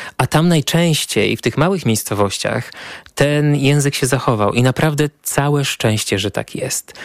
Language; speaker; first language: Polish; native; Polish